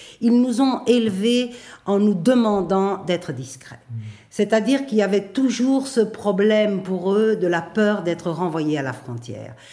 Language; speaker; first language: French; native; French